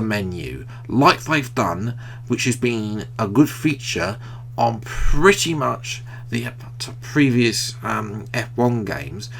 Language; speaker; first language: English; native; English